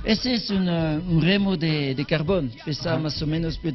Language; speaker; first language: Spanish; non-native, learner; French